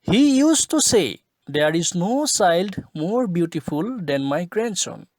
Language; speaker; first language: English; non-native, local second language; Assamese